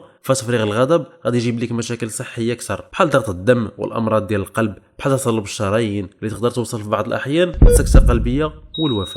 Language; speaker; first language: Arabic; native; Arabic